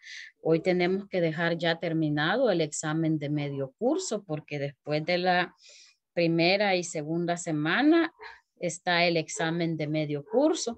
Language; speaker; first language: Spanish; native; Spanish